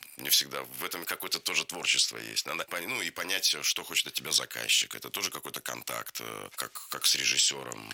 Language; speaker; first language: Russian; native; Russian